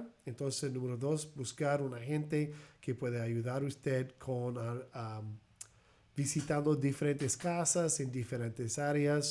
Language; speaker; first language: Spanish; early bilingual, heritage; English